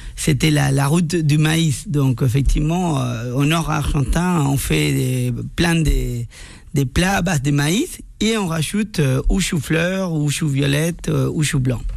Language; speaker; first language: French; non-native, fluent; Spanish